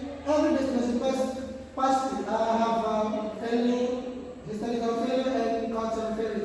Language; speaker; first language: English; non-native, learner; Indonesian